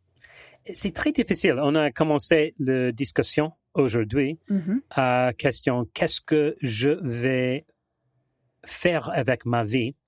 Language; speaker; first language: French; non-native, fluent; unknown